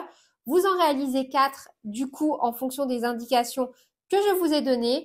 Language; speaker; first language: French; native; French